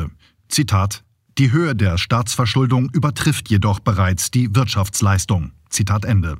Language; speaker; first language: German; native; German